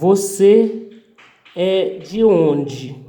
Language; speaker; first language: Portuguese; non-native, fluent; Haitian Creole